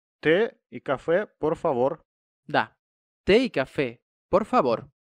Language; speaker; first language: Spanish; non-native, fluent; Russian